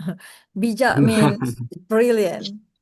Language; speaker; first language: English; non-native, local second language; Malay